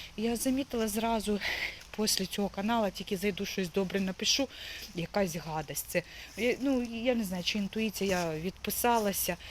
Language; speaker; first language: Ukrainian; native; Ukrainian